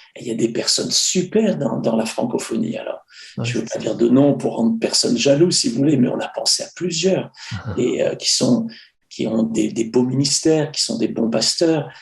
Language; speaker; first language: French; native; French